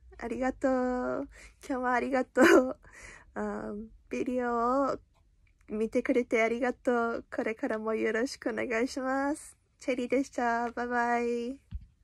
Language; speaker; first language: Japanese; non-native, learner; English